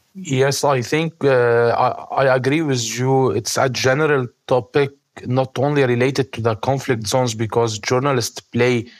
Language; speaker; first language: English; non-native, fluent; Arabic